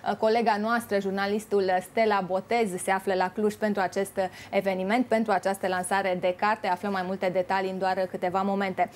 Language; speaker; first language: Romanian; native; Romanian